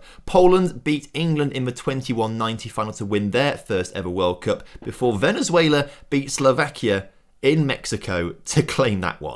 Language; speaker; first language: English; native; English